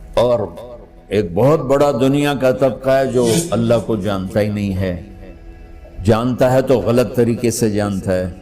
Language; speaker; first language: Urdu; non-native, local second language; Punjabi